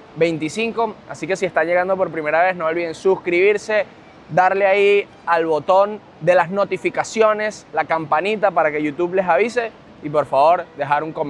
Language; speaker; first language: Spanish; native; Spanish